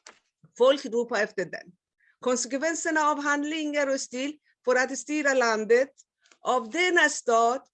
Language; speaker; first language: Swedish; non-native, fluent; Persian